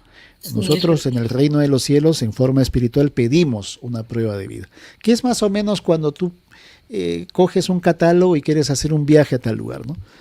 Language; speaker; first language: Spanish; native; Spanish